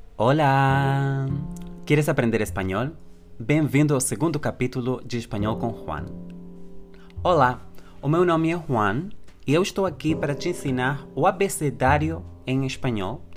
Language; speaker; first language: Portuguese; non-native, fluent; Spanish